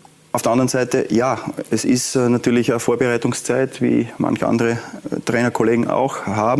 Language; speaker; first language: German; native; German